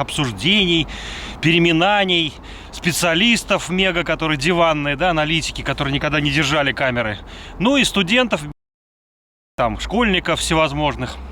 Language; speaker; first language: Russian; native; Russian